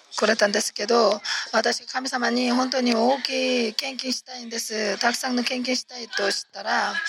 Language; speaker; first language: Japanese; non-native, fluent; Korean